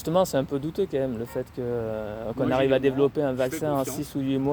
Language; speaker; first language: French; native; French